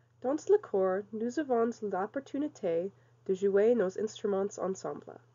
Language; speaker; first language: French; non-native, learner; English